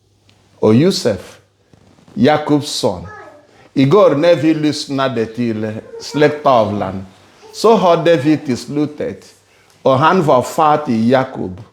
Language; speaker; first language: Swedish; non-native, fluent; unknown